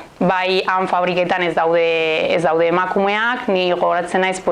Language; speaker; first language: Basque; non-native, local second language; Spanish